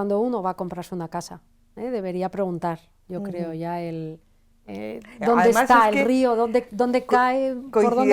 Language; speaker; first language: Spanish; native; Spanish